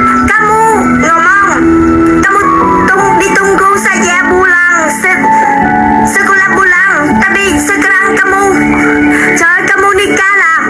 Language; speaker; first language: Indonesian; non-native, learner; Vietnamese